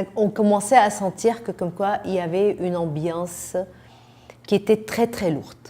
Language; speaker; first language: French; non-native, fluent; Arabic